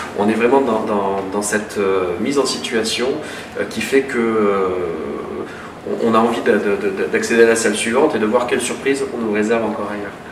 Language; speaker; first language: French; native; French